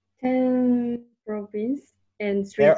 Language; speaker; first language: English; non-native, learner; Japanese